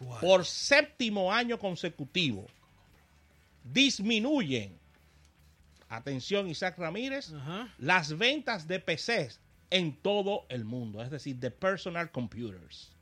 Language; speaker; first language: Spanish; native; Spanish